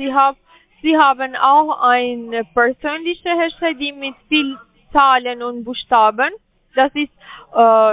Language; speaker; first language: German; non-native, learner; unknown